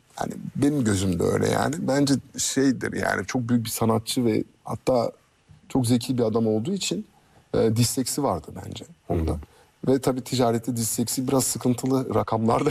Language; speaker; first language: Turkish; early bilingual, heritage; French